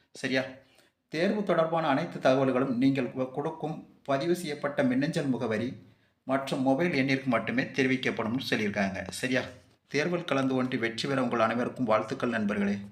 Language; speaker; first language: Tamil; native; Tamil